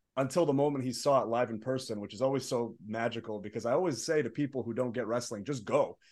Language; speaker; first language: English; early bilingual, other home language; Arabic